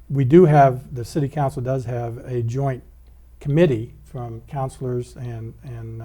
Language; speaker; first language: English; native; English